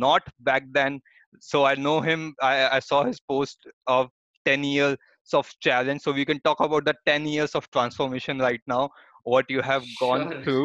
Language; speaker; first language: English; non-native, local second language; Hindi